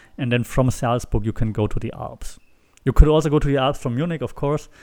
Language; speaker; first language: English; non-native, fluent; German